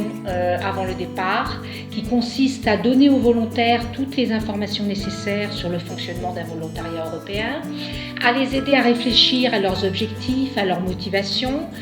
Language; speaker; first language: French; non-native, fluent; Italian